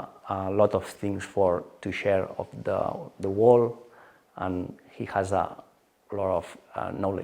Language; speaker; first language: English; non-native, learner; Spanish